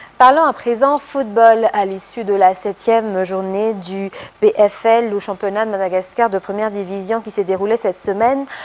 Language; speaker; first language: French; non-native, local second language; Malagasy